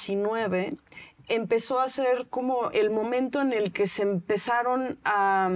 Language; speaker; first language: Spanish; native; Spanish